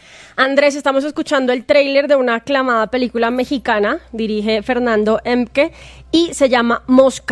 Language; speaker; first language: Spanish; native; Spanish